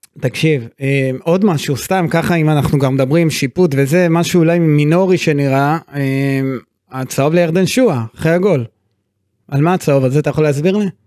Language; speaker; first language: Hebrew; native; Hebrew